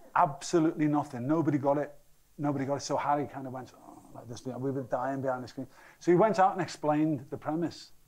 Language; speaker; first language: English; native; English